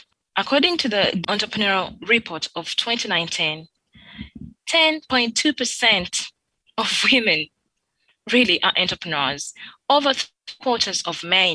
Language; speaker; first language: English; non-native, local second language; Ganda